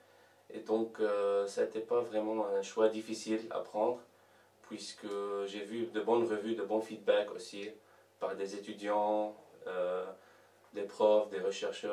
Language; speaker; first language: French; non-native, local second language; Arabic